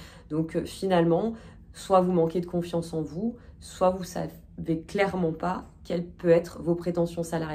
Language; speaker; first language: French; native; French